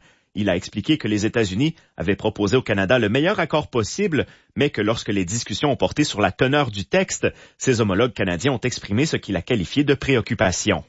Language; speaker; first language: French; native; French